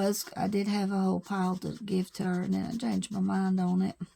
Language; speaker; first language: English; native; English